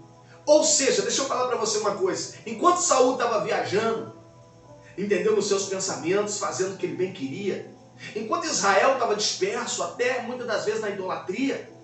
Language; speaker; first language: Portuguese; native; Portuguese